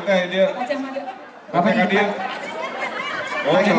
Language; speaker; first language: Indonesian; non-native, local second language; Javanese